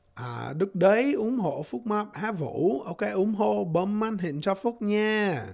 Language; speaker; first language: Vietnamese; non-native, learner; English